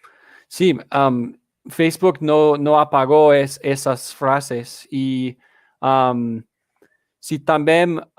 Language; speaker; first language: Spanish; non-native, fluent; English